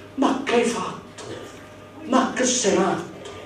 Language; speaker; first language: Italian; native; Italian